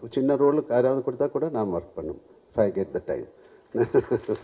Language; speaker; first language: Tamil; non-native, local second language; Malayalam